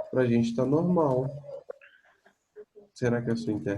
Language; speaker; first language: Portuguese; native; Portuguese